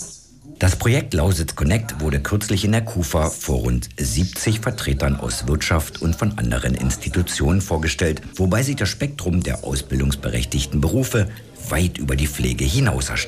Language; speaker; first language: German; native; German